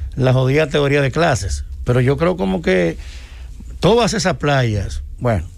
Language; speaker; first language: Spanish; native; Spanish